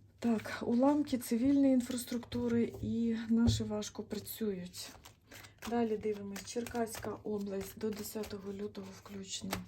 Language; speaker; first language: Ukrainian; non-native, local second language; Russian